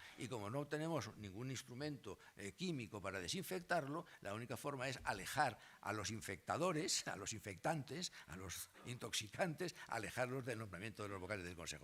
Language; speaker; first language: Spanish; native; Spanish